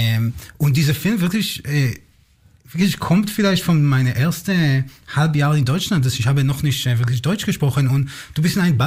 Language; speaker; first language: German; non-native, learner; Hebrew